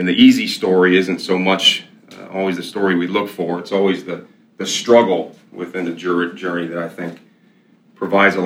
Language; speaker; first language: English; native; English